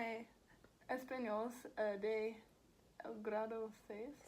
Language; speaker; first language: Spanish; non-native, learner; English